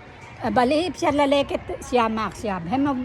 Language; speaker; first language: Hebrew; non-native, learner; Filipino